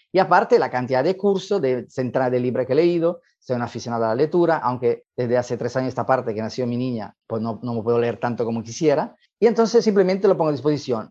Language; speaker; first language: Spanish; non-native, fluent; Italian